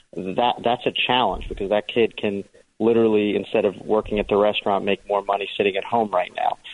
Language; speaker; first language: English; early bilingual, other home language; Hindi